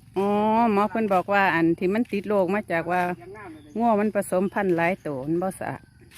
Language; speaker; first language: Thai; non-native, local second language; Northeastern Thai